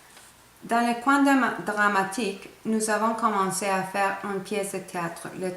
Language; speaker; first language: French; non-native, fluent; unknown